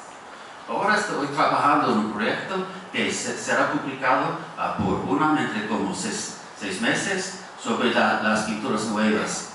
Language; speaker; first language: Spanish; non-native, fluent; English